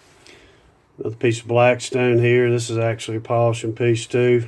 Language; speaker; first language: English; native; English